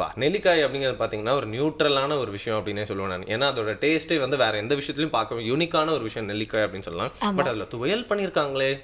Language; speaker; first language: Tamil; native; Tamil